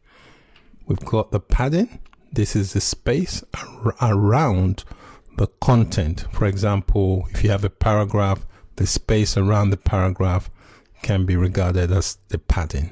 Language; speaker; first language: English; native; English